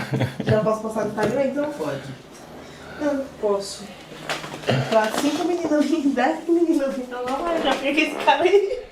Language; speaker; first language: Portuguese; native; Portuguese